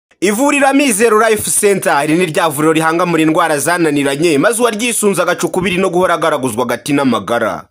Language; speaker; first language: Kinyarwanda; native; Kinyarwanda